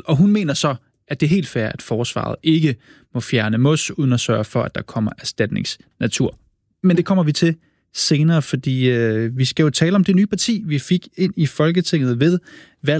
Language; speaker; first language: Danish; native; Danish